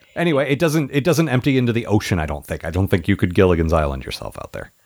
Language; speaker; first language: English; native; English